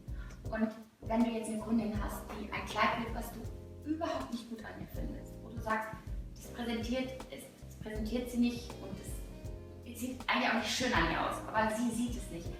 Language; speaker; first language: German; native; German